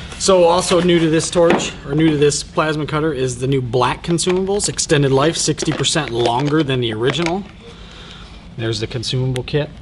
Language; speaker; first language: English; native; English